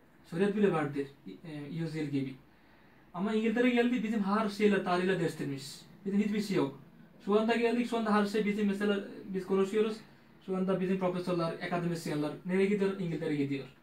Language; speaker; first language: Turkish; non-native, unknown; Bangla